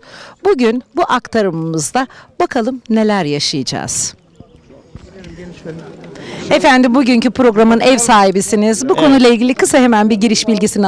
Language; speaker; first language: Turkish; native; Turkish